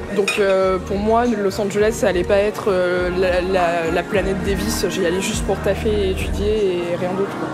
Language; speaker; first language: French; native; French